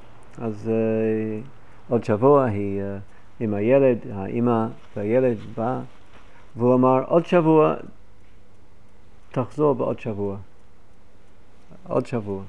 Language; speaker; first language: Hebrew; non-native, fluent; English